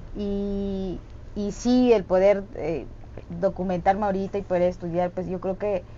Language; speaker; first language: Spanish; non-native, local second language; Tzeltal